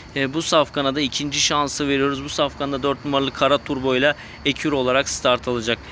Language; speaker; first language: Turkish; native; Turkish